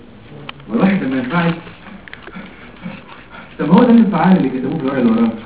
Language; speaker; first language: Arabic; native; Arabic